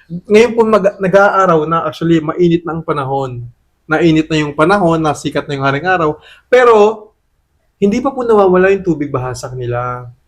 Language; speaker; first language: Filipino; native; Filipino